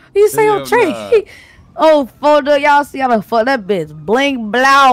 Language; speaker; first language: English; native; English